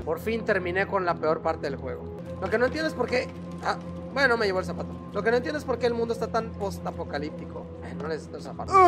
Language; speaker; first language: Spanish; native; Spanish